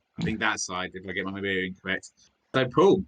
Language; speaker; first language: English; native; English